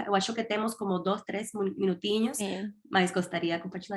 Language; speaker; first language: Portuguese; non-native, fluent; Spanish